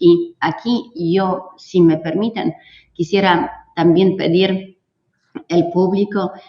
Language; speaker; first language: Spanish; non-native, fluent; Polish